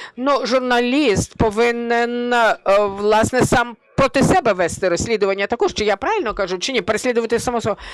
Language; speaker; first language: Ukrainian; early bilingual, heritage; Ukrainian